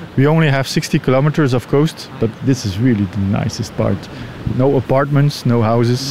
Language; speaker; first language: English; non-native, fluent; Dutch